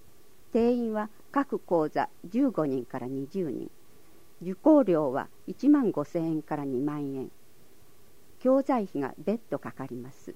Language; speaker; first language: Japanese; native; Japanese